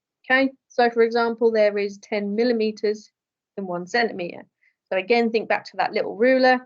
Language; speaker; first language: English; native; English